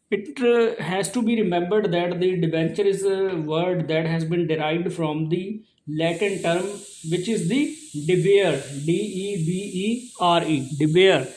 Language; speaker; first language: English; non-native, local second language; Punjabi